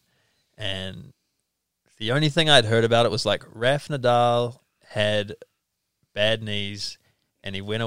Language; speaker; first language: English; native; English